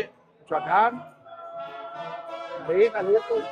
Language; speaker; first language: Spanish; native; Spanish